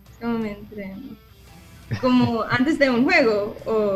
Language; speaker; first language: Spanish; early bilingual, heritage; English